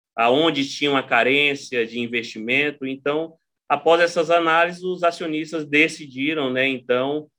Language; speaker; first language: Portuguese; native; Portuguese